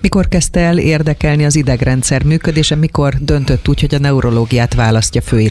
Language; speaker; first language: Hungarian; native; Hungarian